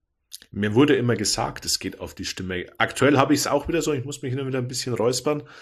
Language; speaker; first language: German; native; German